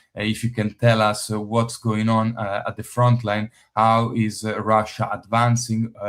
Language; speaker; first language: English; non-native, fluent; Italian